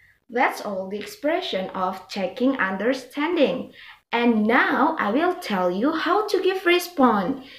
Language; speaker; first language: English; non-native, fluent; Indonesian